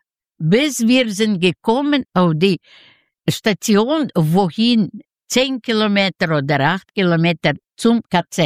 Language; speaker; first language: German; non-native, learner; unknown